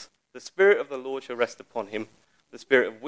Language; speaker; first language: English; native; English